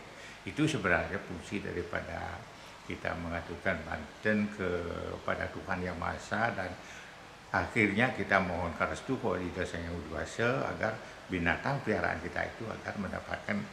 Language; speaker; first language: Indonesian; non-native, local second language; Balinese